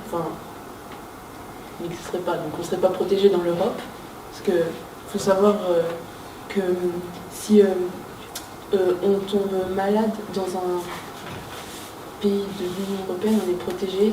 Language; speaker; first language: French; native; French